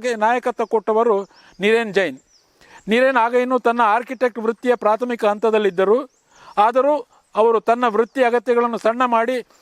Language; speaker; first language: Kannada; native; Kannada